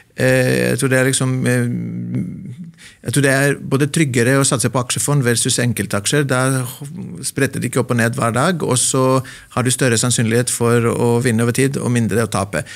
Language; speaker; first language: Norwegian; non-native, fluent; Greek